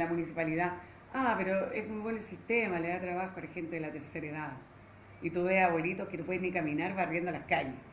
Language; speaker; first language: Spanish; native; Spanish